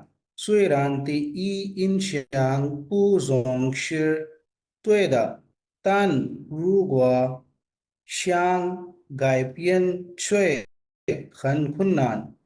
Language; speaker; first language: Chinese; non-native, learner; Urdu